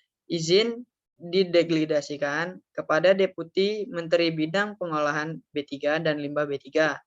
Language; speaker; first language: Indonesian; native; Indonesian